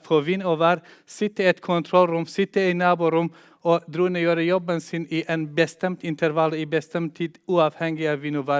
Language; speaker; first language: Norwegian; non-native, fluent; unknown